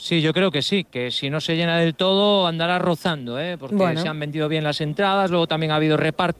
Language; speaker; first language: Spanish; native; Spanish